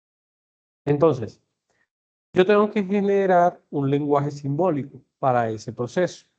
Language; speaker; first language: Spanish; native; Spanish